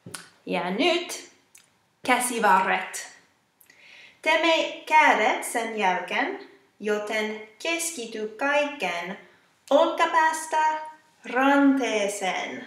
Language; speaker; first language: Finnish; non-native, fluent; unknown